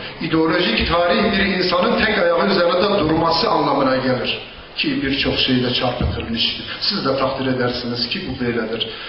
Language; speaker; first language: Turkish; non-native, local second language; Zaza